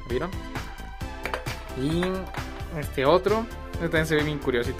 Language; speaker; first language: Spanish; native; Spanish